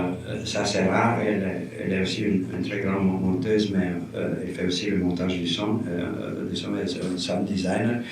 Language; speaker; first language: French; non-native, fluent; Romanian